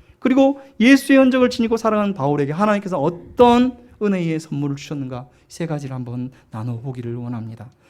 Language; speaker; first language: Korean; native; Korean